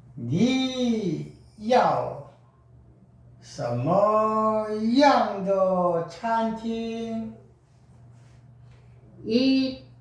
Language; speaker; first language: Chinese; non-native, learner; Korean